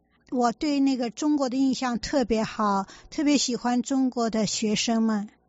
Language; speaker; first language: Chinese; native; Chinese